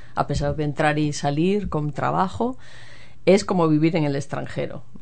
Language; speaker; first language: Spanish; native; Spanish